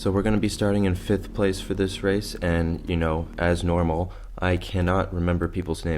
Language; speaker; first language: English; native; English